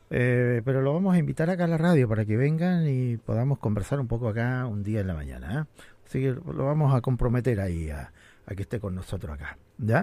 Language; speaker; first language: Spanish; native; Spanish